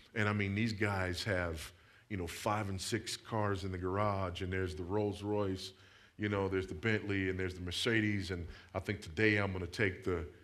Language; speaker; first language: English; native; English